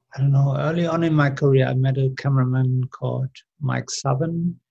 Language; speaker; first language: English; non-native, fluent; German